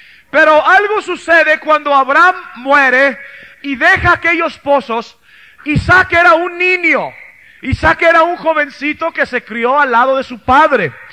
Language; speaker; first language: Spanish; early bilingual, heritage; Spanish